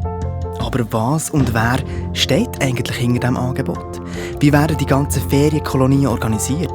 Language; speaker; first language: German; native; German